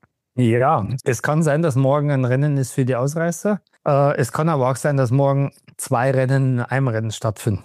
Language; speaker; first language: German; native; German